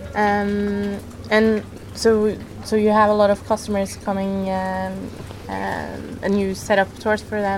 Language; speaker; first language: English; non-native, fluent; Norwegian